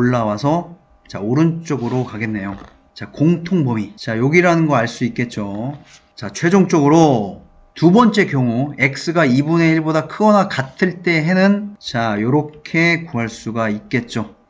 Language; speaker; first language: Korean; native; Korean